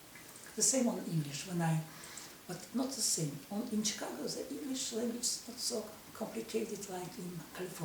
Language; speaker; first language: English; non-native, learner; Russian